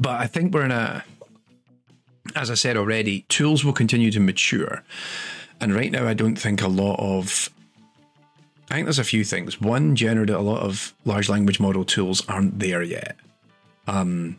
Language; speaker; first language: English; native; English